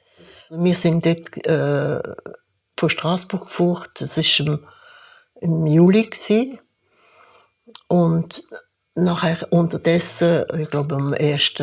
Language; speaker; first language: German; early bilingual, heritage; German